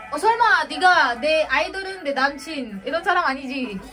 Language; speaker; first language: Korean; non-native, fluent; Hindi